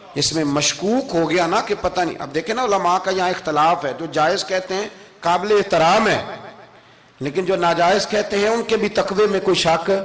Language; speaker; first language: Urdu; non-native, local second language; Punjabi